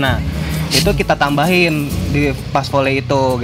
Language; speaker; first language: Indonesian; native; Indonesian